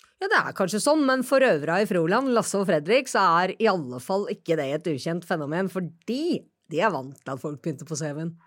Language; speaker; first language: Norwegian; early bilingual, other home language; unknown